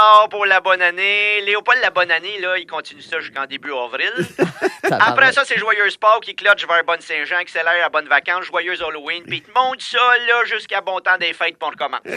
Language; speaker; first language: French; native; French